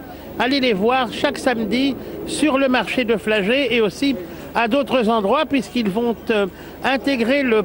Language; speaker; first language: French; native; French